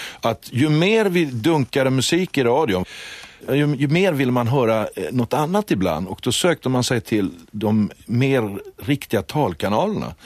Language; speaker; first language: Swedish; native; Swedish